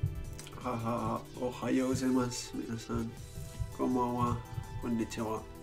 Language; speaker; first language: Japanese; non-native, learner; English